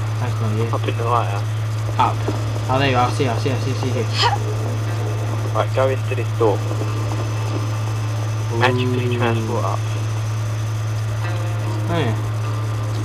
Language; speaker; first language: English; native; English